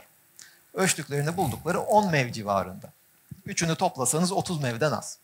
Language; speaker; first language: Turkish; native; Turkish